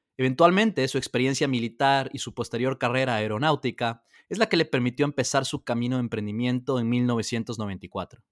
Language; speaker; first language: Spanish; native; Spanish